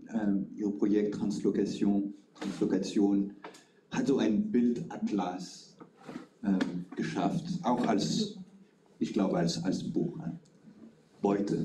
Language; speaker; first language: German; non-native, fluent; French